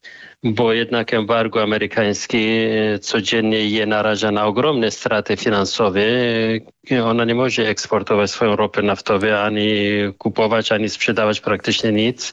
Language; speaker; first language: Polish; non-native, fluent; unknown